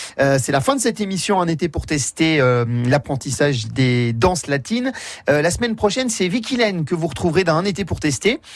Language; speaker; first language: French; native; French